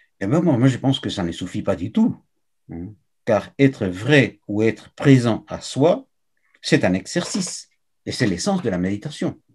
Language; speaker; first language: French; non-native, fluent; Spanish